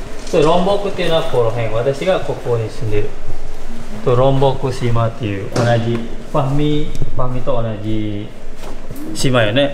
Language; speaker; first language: Japanese; non-native, fluent; Indonesian